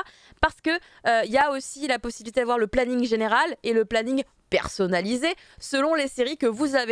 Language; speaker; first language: French; native; French